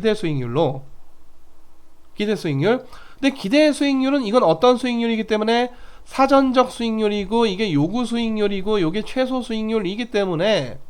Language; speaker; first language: Korean; native; Korean